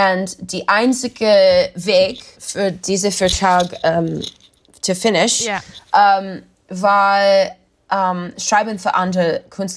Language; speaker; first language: German; non-native, learner; English